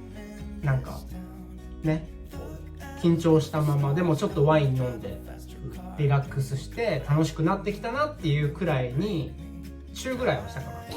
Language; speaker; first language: Japanese; native; Japanese